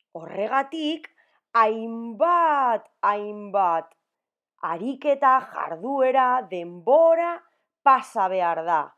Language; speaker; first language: Basque; non-native, local second language; Spanish